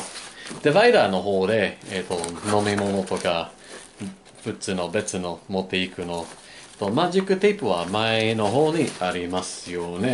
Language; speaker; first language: Japanese; non-native, learner; English